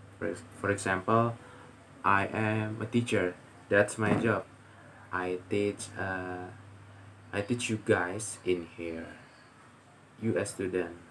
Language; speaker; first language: English; non-native, learner; Indonesian